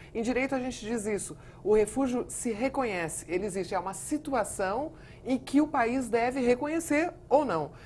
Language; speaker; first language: Portuguese; native; Portuguese